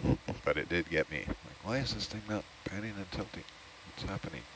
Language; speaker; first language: English; native; English